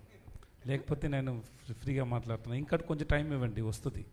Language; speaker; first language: Telugu; non-native, learner; Tamil